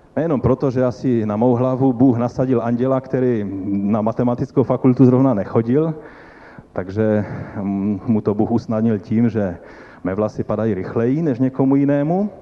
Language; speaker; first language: Czech; non-native, local second language; Polish